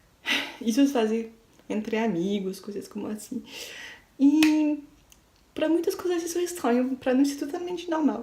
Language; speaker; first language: Portuguese; non-native, learner; French